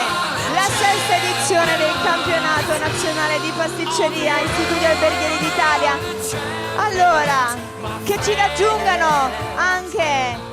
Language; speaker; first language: Italian; native; Italian